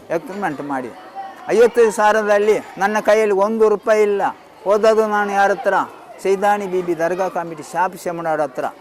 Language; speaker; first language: Kannada; non-native, local second language; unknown